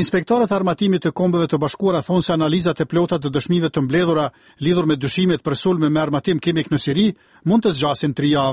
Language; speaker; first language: Albanian; native; Albanian